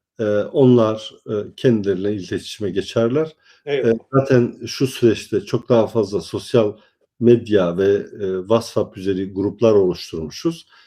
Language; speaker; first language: Turkish; non-native, local second language; Kurdish